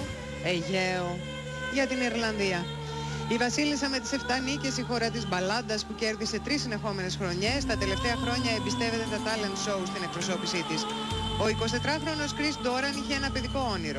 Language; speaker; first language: Greek; native; Greek